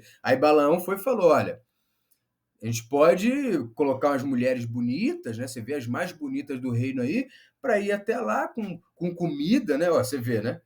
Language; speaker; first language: Portuguese; native; Portuguese